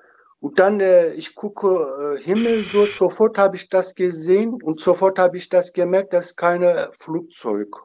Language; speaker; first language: German; non-native, learner; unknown